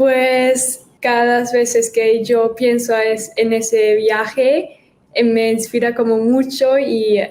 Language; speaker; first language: Spanish; early bilingual, heritage; German